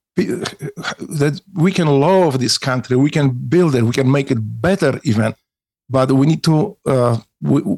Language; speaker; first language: English; non-native, fluent; Polish